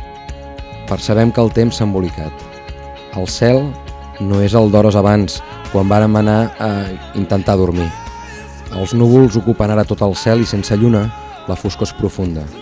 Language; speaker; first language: Catalan; native; Catalan